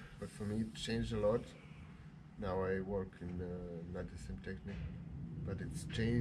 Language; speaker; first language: English; non-native, fluent; Russian